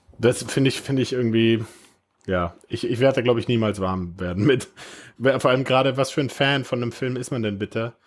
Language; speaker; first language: German; native; German